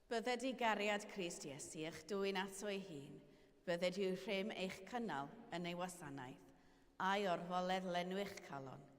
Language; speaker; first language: Welsh; native; Welsh